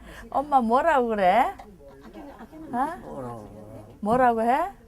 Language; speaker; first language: Korean; non-native, learner; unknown